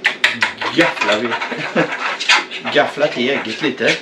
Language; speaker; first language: Swedish; native; Swedish